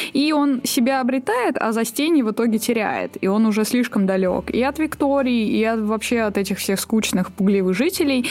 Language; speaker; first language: Russian; native; Russian